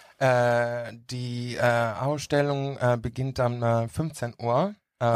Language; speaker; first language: German; non-native, learner; Greek